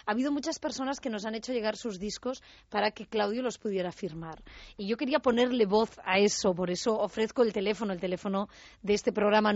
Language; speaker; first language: Spanish; native; Spanish